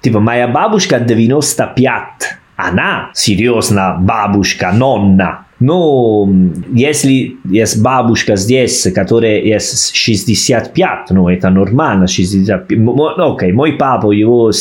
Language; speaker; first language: Russian; non-native, fluent; Italian